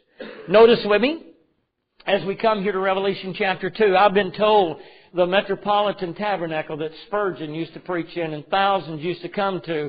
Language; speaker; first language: English; native; English